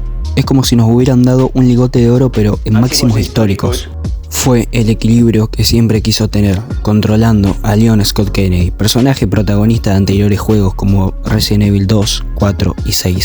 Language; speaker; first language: Spanish; native; Spanish